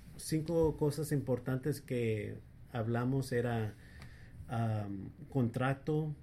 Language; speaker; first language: Spanish; early bilingual, heritage; English